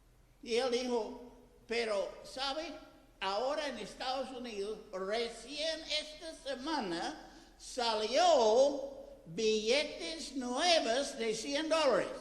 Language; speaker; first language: Spanish; non-native, fluent; English